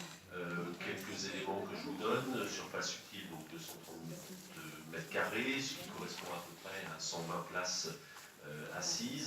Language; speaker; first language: French; native; French